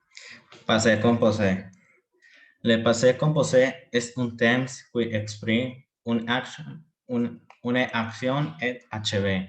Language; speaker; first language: French; non-native, learner; Spanish